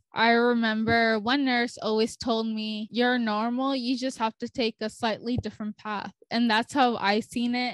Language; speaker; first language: English; early bilingual, other home language; Spanish